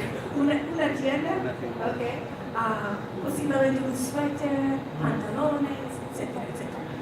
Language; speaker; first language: Spanish; non-native, fluent; English